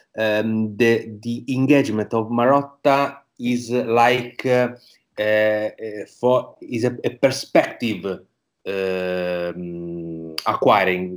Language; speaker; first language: English; non-native, learner; Italian